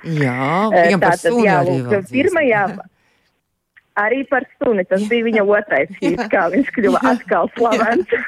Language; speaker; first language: Latvian; early bilingual, heritage; Latvian